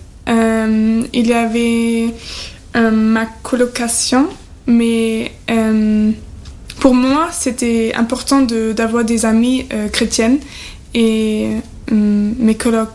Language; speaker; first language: French; non-native, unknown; German